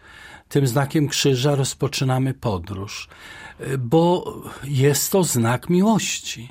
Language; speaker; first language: Polish; native; Polish